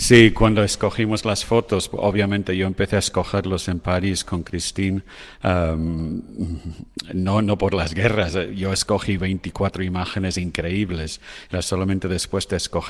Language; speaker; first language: Spanish; non-native, fluent; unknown